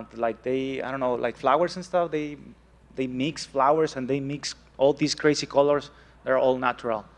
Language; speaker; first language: English; non-native, fluent; Spanish